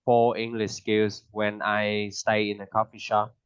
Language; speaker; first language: English; non-native, fluent; Vietnamese